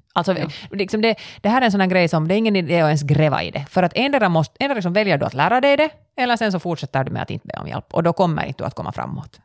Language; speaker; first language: Swedish; native; Swedish